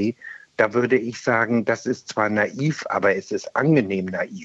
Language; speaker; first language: German; native; German